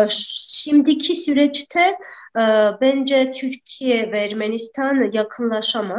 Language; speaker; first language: Turkish; non-native, fluent; Armenian